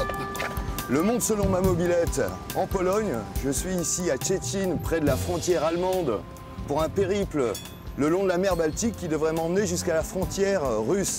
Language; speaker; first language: French; native; French